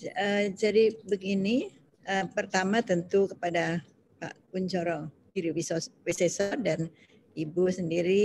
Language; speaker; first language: Indonesian; native; Indonesian